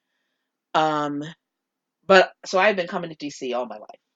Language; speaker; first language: English; native; English